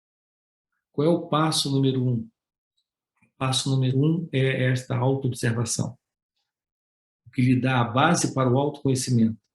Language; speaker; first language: Portuguese; native; Portuguese